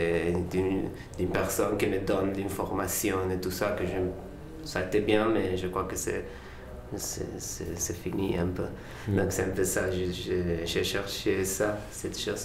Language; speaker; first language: French; non-native, learner; Spanish